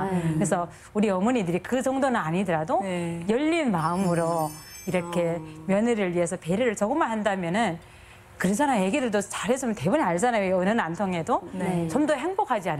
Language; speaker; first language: Korean; non-native, fluent; Chinese